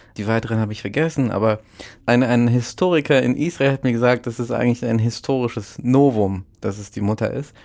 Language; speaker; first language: German; early bilingual, other home language; Russian